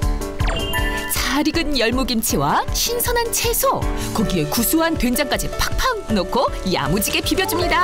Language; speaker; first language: Korean; native; Korean